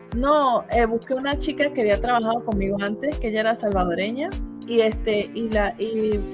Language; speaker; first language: Spanish; native; Spanish